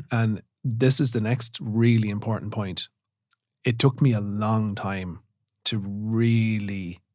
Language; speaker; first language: English; native; English